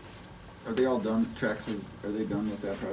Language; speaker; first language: English; native; English